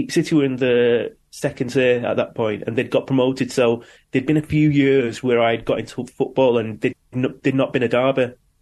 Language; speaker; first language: English; native; English